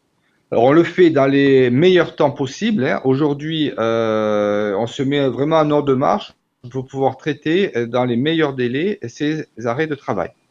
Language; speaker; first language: French; native; French